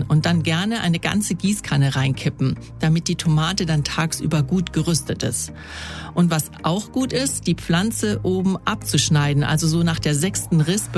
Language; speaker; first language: German; native; German